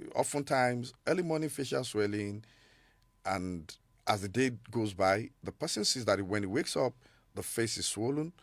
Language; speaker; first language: English; non-native, local second language; Yoruba